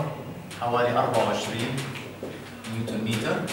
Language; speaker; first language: Arabic; native; Arabic